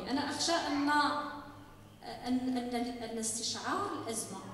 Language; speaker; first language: Arabic; native; Arabic